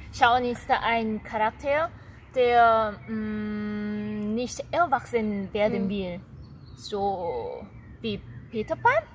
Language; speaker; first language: German; non-native, learner; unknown